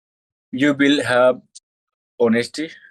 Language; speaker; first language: English; non-native, learner; Hindi